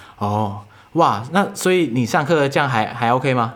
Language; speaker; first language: Chinese; native; Chinese